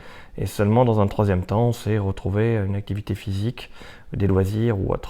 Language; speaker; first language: French; native; French